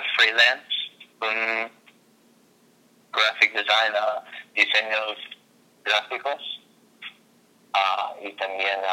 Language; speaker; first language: Spanish; non-native, fluent; English